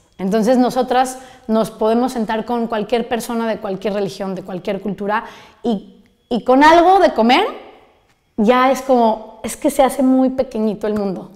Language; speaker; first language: Spanish; native; Spanish